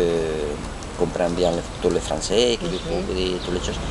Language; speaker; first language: French; non-native, learner; Spanish